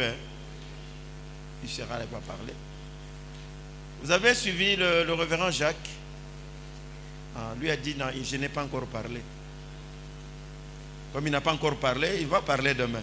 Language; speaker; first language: French; non-native, local second language; Lingala